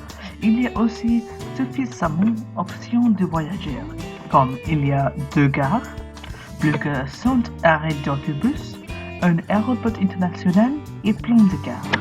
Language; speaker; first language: French; non-native, learner; English